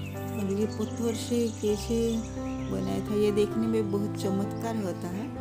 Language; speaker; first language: Hindi; non-native, local second language; Odia